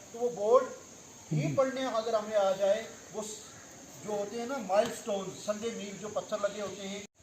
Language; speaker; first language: Hindi; non-native, local second language; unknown